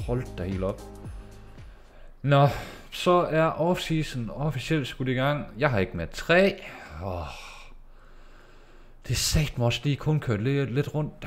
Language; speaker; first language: Danish; native; Danish